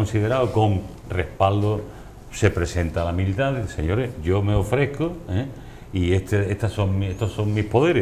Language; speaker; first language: Spanish; native; Spanish